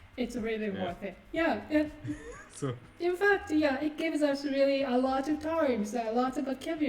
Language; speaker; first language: English; non-native, fluent; Japanese